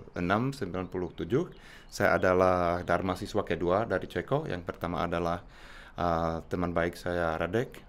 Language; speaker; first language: Indonesian; non-native, fluent; Czech